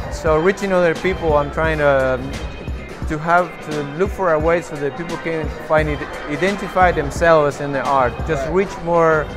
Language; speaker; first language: English; non-native, fluent; Spanish